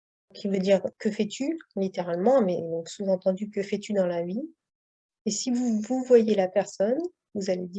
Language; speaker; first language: French; native; French